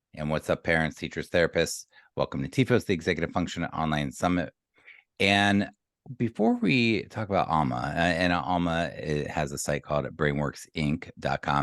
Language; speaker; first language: English; native; English